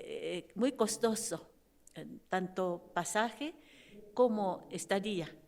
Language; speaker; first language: Spanish; non-native, fluent; Japanese